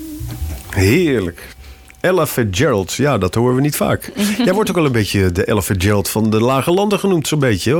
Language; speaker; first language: Dutch; native; Dutch